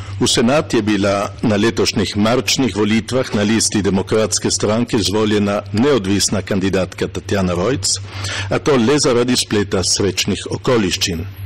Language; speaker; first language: Slovenian; native; Slovenian